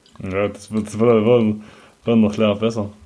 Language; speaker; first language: German; native; German